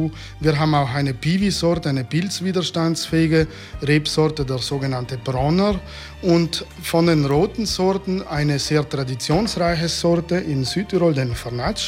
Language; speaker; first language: German; native; German